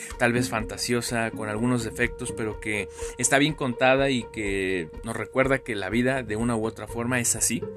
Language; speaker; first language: Spanish; native; Spanish